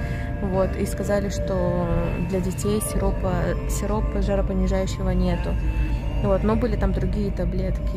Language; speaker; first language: Russian; native; Russian